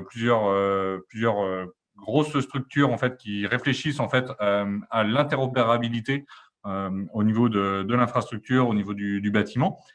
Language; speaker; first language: French; native; French